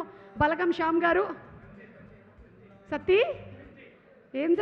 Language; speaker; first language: Telugu; native; Telugu